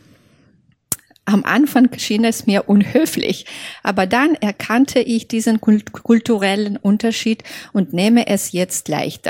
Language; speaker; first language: German; non-native, fluent; Russian